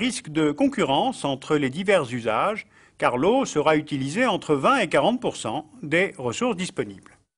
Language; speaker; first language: French; native; French